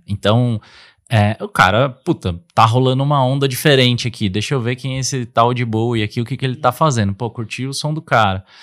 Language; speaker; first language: Portuguese; native; Portuguese